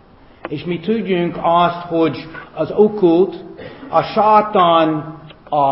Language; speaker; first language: Hungarian; non-native, fluent; English